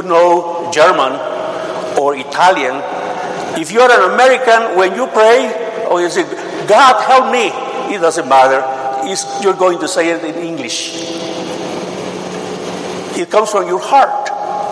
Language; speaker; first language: English; non-native, fluent; Spanish